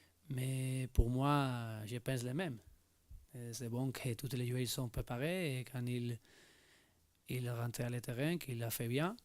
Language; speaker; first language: French; non-native, learner; Spanish